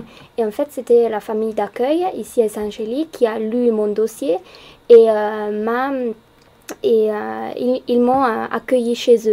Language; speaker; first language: French; non-native, fluent; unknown